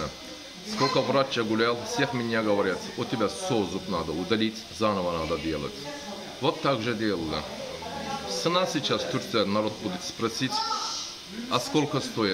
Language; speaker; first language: Russian; non-native, learner; Turkish